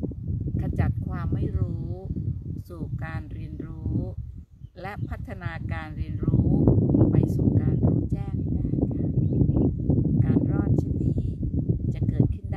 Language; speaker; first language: Thai; native; Thai